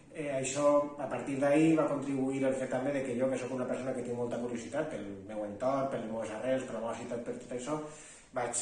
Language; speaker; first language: Catalan; non-native, local second language; Spanish